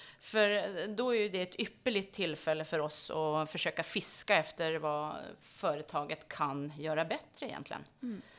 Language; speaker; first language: Swedish; native; Swedish